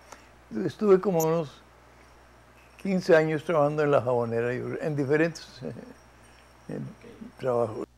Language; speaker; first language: Spanish; early bilingual, heritage; Spanish